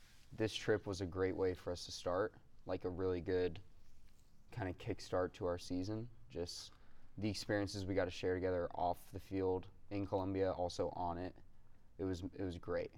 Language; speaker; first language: English; native; English